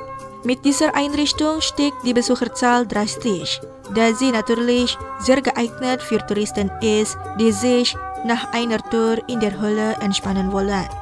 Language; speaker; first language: German; non-native, fluent; Indonesian